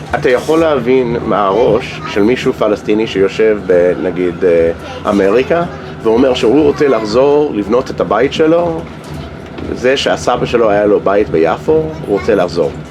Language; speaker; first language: Hebrew; non-native, fluent; English